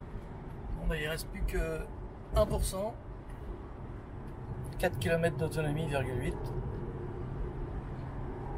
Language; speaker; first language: French; native; French